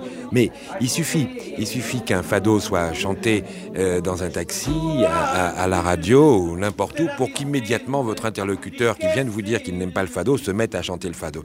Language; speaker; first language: French; native; French